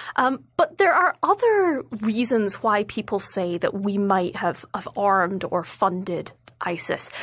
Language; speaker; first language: English; native; English